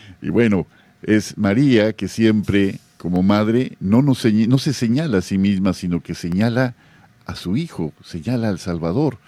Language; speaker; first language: Spanish; native; Spanish